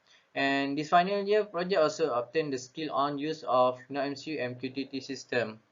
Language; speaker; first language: English; non-native, local second language; Malay